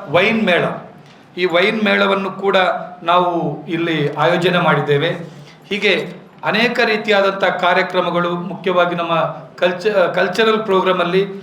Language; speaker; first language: Kannada; native; Kannada